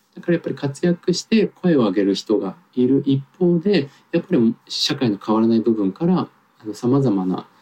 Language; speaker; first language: Japanese; native; Japanese